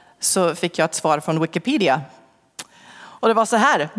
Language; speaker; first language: Swedish; non-native, fluent; English